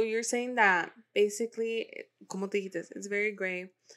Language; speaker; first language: English; early bilingual, other home language; Spanish